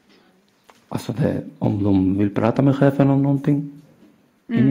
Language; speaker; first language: Swedish; non-native, learner; Arabic